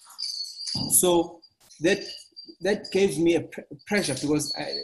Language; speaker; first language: English; non-native, local second language; Zulu